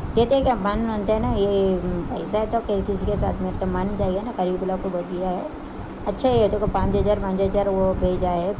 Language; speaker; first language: Hindi; non-native, local second language; Tamil